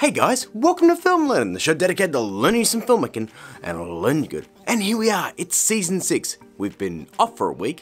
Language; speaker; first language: English; native; English